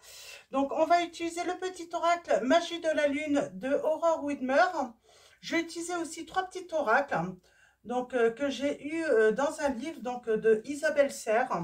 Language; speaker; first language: French; native; French